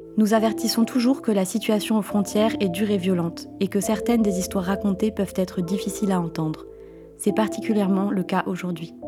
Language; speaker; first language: French; native; French